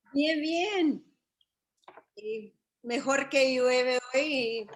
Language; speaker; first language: Spanish; non-native, fluent; English